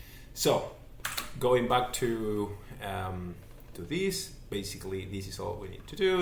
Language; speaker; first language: English; non-native, fluent; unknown